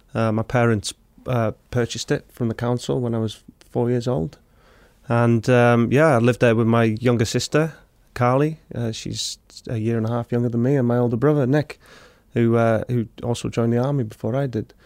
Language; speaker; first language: English; native; English